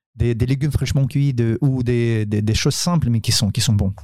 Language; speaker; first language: French; non-native, fluent; Ukrainian